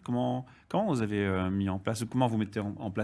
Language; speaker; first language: French; native; French